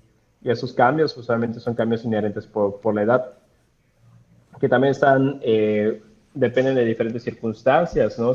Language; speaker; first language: Spanish; native; Spanish